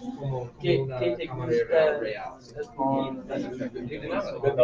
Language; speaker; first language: Spanish; non-native, learner; English